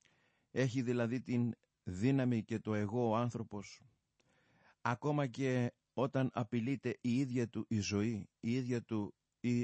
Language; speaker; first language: Greek; native; Greek